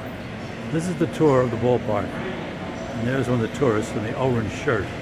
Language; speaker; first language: English; native; English